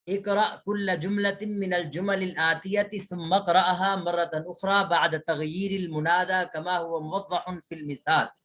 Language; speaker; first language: Arabic; non-native, fluent; Urdu